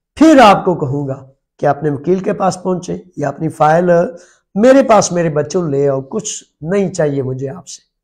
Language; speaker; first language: Urdu; non-native, local second language; Punjabi